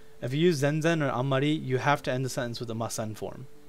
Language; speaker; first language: English; native; English